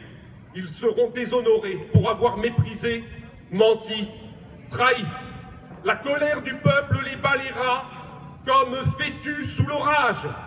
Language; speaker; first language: French; native; French